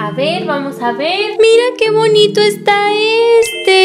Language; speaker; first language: Spanish; native; Spanish